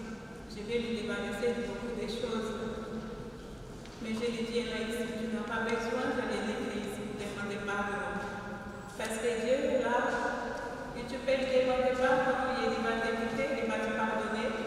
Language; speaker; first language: French; non-native, fluent; Portuguese